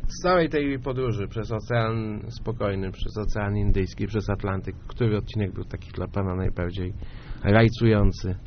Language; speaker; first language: Polish; native; Polish